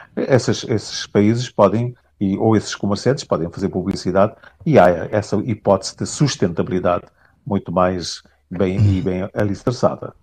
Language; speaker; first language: Portuguese; non-native, local second language; Kabuverdianu